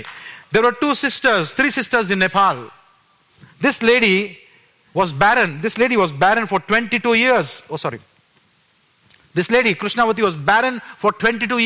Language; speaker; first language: English; non-native, local second language; Marathi